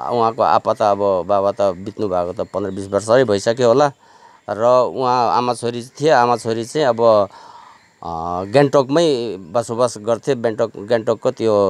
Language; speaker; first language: Nepali; native; Nepali